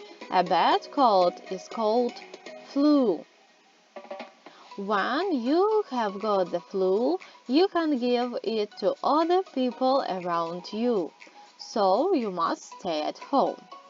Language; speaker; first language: English; non-native, fluent; Ukrainian